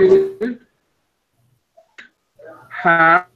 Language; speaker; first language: English; non-native, learner; Spanish